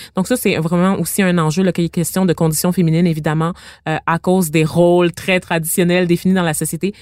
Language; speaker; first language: French; native; French